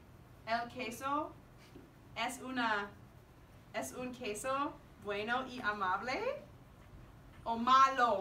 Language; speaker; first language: Spanish; non-native, fluent; English